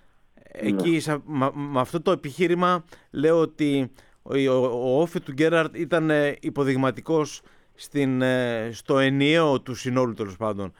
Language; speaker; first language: Greek; native; Greek